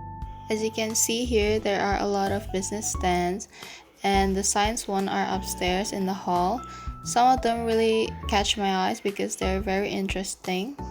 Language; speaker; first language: English; non-native, fluent; Indonesian